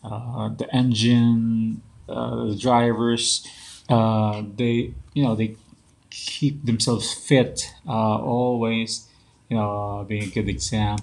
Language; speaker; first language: English; non-native, local second language; Filipino